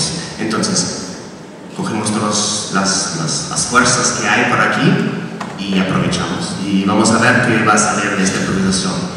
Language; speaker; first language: Spanish; non-native, fluent; German